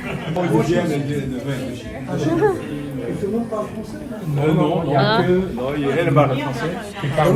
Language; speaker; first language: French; non-native, fluent; Chinese